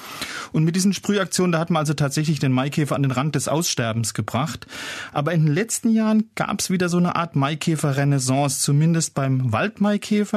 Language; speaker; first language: German; native; German